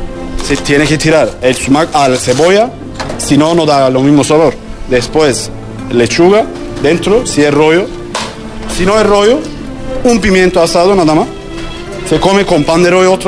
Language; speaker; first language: Spanish; non-native, learner; Turkish